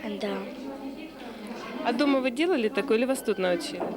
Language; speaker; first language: Russian; native; Russian